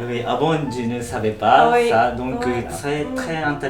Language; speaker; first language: French; non-native, learner; Japanese